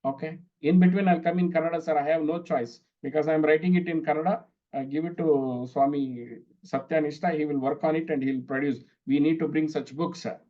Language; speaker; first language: English; non-native, local second language; Kannada